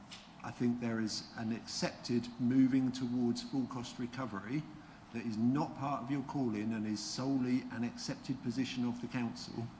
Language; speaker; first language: English; native; English